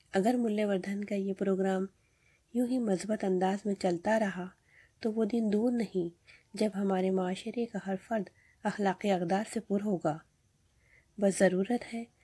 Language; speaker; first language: Urdu; native; Urdu